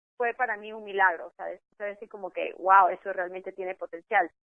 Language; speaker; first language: Spanish; native; Spanish